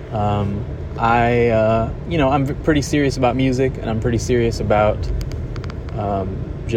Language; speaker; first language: English; non-native, local second language; Hindi